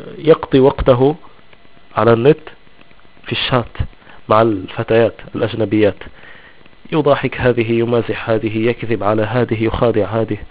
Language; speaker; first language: Arabic; non-native, local second language; Tachelhit